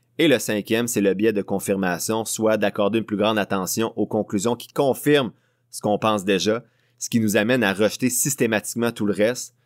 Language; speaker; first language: French; native; French